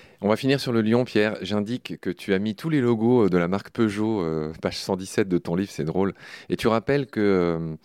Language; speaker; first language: French; native; French